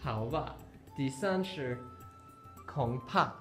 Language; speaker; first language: Chinese; non-native, learner; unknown